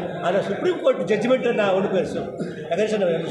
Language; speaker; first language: Tamil; non-native, learner; Kannada